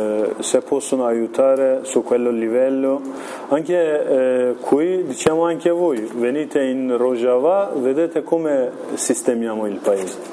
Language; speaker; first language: Italian; non-native, learner; Kurdish